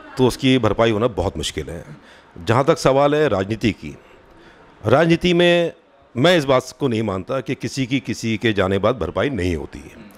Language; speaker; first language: Hindi; native; Hindi